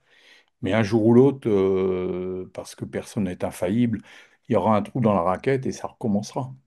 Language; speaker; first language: French; native; French